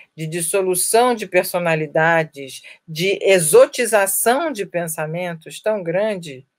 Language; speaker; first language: Portuguese; native; Portuguese